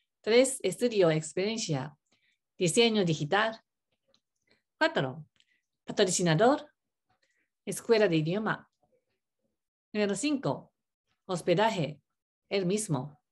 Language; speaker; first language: Spanish; non-native, learner; Japanese